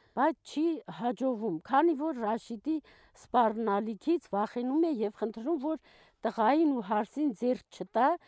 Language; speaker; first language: Armenian; non-native, local second language; Kurdish